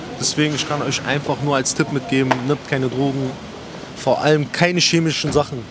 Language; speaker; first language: German; native; German